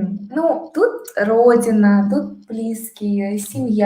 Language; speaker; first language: Russian; native; Russian